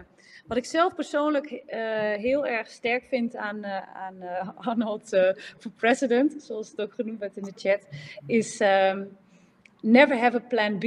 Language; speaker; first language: Dutch; native; Dutch